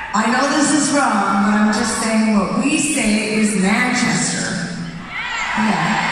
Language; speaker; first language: English; native; English